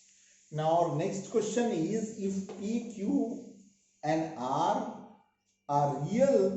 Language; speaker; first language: English; non-native, local second language; Hindi